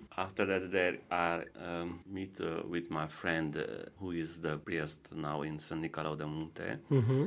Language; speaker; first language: English; non-native, learner; Hungarian